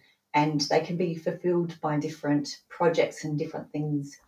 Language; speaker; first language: English; native; English